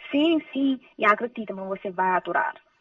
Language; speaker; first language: Portuguese; non-native, fluent; Chinese